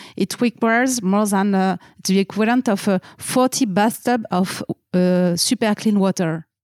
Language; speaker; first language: English; non-native, fluent; French